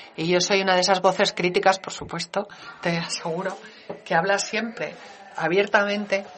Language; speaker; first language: Spanish; non-native, fluent; Danish